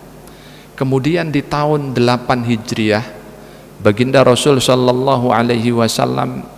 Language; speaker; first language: Indonesian; native; Indonesian